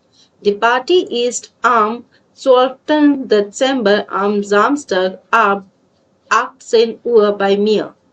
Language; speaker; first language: German; non-native, learner; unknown